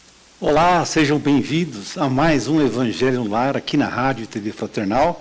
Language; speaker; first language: Portuguese; native; Portuguese